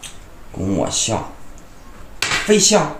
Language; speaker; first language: Chinese; native; Chinese